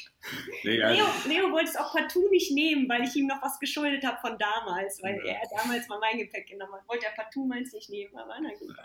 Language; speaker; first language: German; native; German